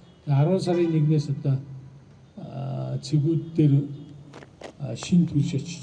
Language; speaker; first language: Mongolian; native; Mongolian